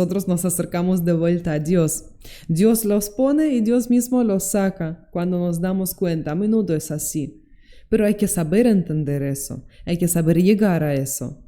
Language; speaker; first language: Spanish; non-native, fluent; Russian